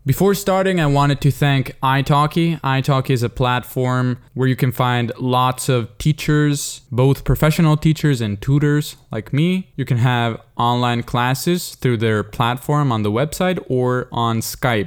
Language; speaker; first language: English; non-native, fluent; Italian